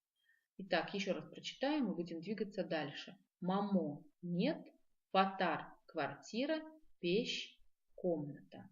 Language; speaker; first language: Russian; non-native, local second language; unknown